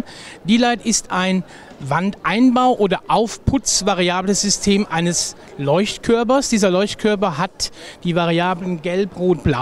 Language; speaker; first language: German; native; German